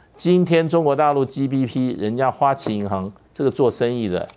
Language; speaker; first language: Chinese; native; Chinese